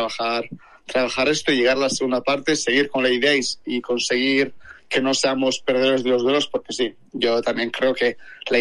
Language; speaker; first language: Spanish; native; Spanish